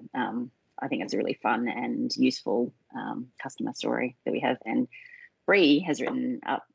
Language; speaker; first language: English; native; English